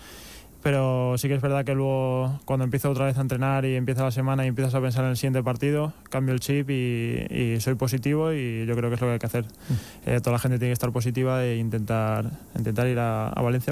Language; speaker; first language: Spanish; native; Spanish